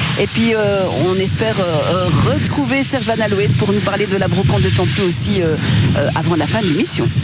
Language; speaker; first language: French; native; French